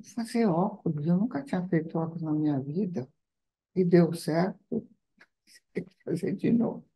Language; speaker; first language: Portuguese; non-native, fluent; Italian